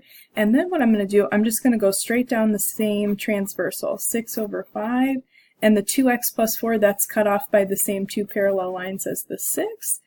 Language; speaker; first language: English; native; English